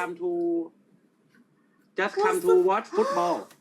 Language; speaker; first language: English; non-native, learner; Thai